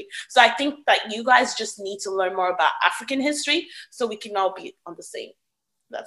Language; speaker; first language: English; native; English